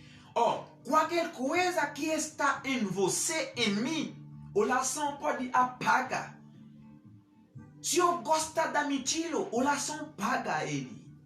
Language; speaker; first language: Portuguese; non-native, learner; Haitian Creole